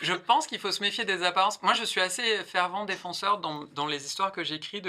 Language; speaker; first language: French; native; French